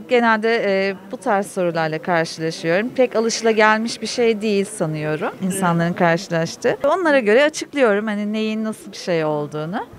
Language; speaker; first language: Turkish; native; Turkish